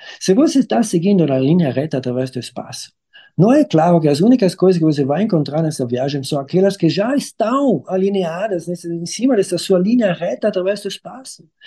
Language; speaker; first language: Portuguese; non-native, fluent; German